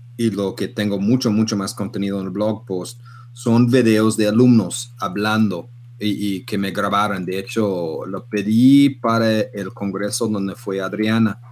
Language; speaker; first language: Spanish; non-native, fluent; English